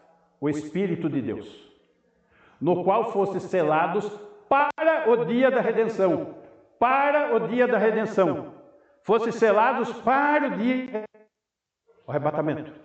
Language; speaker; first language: Portuguese; native; Portuguese